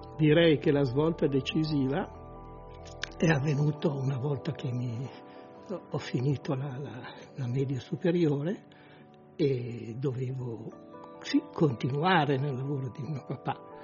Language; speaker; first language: Italian; native; Italian